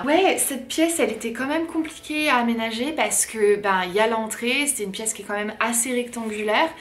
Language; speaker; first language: French; native; French